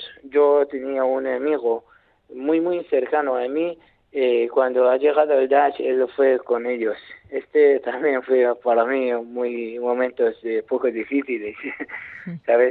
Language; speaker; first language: Spanish; non-native, learner; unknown